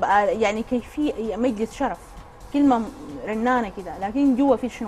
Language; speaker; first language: Arabic; native; Arabic